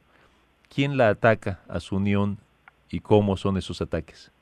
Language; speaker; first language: Spanish; native; Spanish